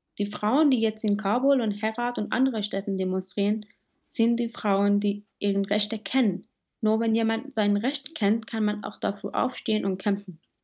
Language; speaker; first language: German; early bilingual, other home language; Persian